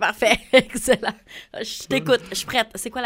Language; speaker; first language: French; native; French